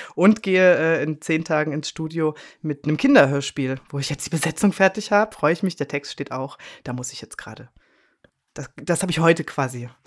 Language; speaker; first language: German; native; German